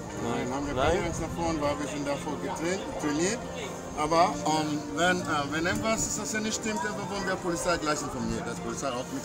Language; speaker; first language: German; non-native, fluent; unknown